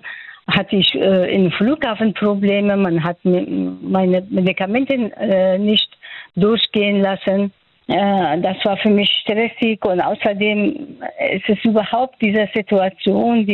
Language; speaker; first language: German; non-native, fluent; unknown